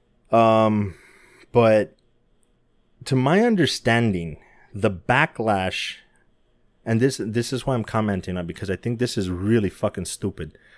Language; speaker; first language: English; native; English